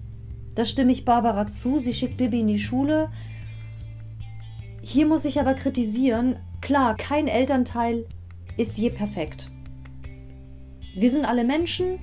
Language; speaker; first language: German; native; German